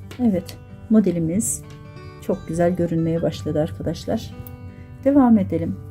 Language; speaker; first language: Turkish; native; Turkish